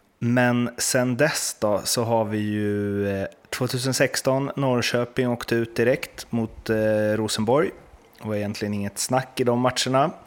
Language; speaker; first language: Swedish; native; Swedish